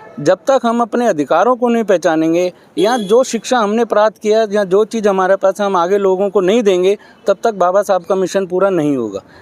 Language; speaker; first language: Hindi; native; Hindi